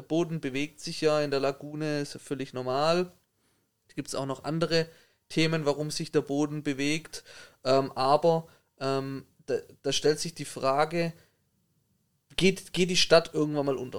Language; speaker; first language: German; native; German